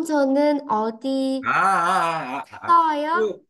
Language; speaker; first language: Korean; non-native, learner; Vietnamese